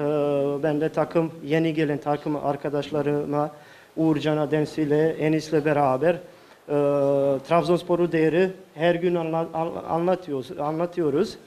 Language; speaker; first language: Turkish; non-native, fluent; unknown